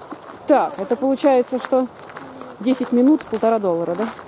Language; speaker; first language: Russian; native; Russian